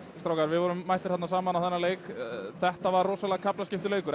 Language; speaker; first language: Icelandic; native; Icelandic